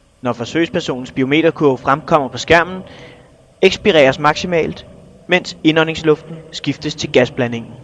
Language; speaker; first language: Danish; native; Danish